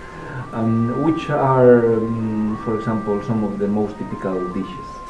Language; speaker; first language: English; non-native, fluent; Spanish